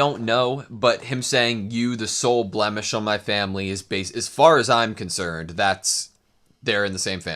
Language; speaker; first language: English; native; English